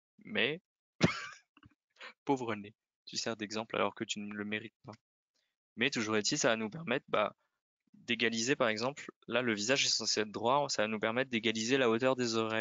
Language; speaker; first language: French; native; French